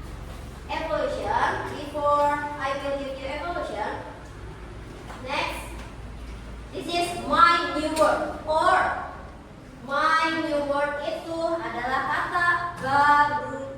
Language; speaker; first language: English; non-native, learner; Indonesian